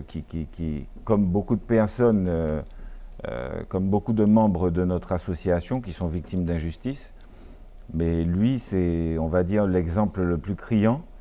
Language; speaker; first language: French; native; French